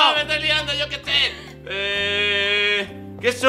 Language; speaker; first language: Spanish; native; Spanish